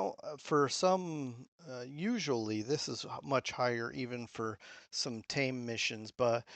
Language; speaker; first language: English; native; English